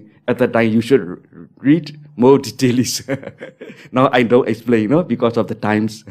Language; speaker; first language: English; non-native, learner; Burmese